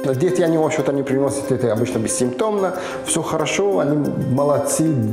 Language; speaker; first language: Russian; non-native, fluent; Arabic